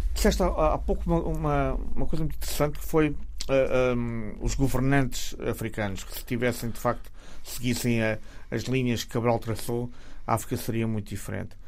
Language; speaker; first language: Portuguese; native; Portuguese